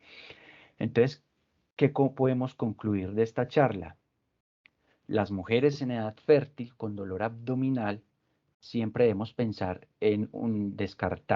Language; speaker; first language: Spanish; native; Spanish